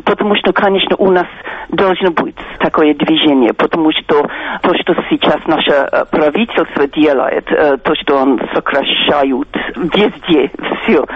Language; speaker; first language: Russian; non-native, fluent; English